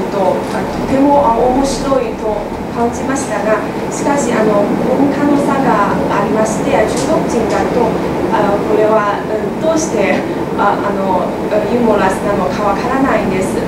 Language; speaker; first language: Japanese; non-native, fluent; Chinese